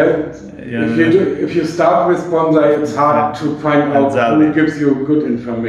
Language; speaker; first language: English; non-native, fluent; German